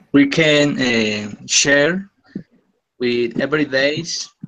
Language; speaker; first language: English; non-native, learner; Spanish